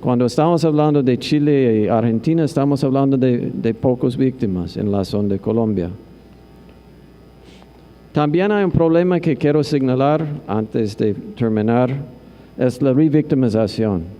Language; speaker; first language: Spanish; non-native, fluent; English